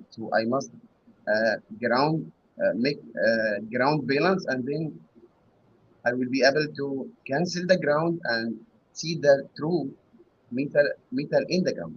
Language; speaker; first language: English; non-native, learner; Arabic